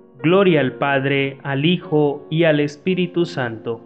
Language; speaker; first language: Spanish; native; Spanish